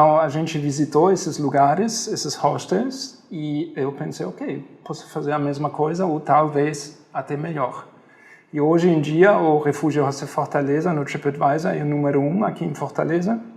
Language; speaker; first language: Portuguese; non-native, fluent; German